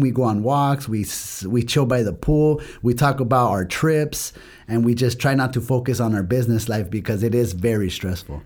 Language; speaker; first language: English; early bilingual, other home language; Spanish